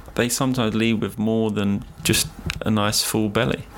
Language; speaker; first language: English; native; English